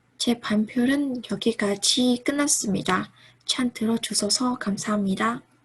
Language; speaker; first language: Korean; non-native, learner; Vietnamese